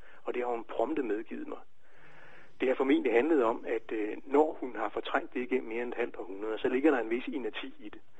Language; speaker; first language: Danish; native; Danish